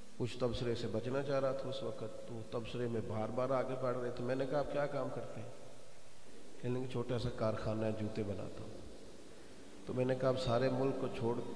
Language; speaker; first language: Urdu; non-native, local second language; Punjabi